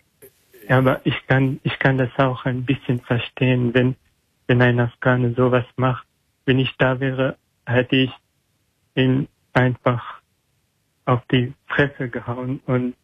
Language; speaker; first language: German; non-native, learner; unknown